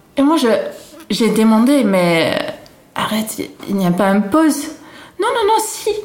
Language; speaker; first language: French; non-native, fluent; Dutch